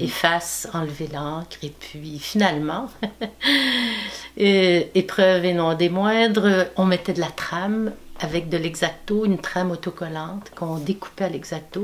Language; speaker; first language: French; native; French